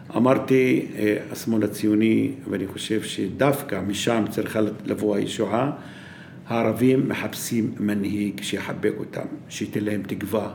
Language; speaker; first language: Hebrew; non-native, local second language; Arabic